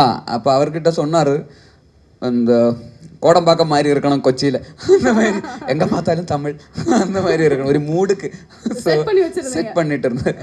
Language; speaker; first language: Tamil; non-native, learner; Malayalam